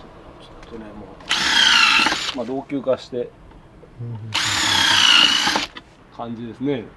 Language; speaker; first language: Japanese; native; Japanese